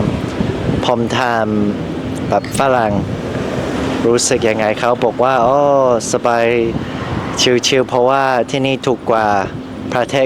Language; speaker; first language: Thai; non-native, learner; English